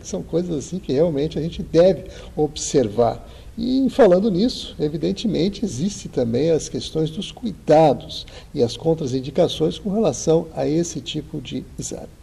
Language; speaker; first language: Portuguese; native; Portuguese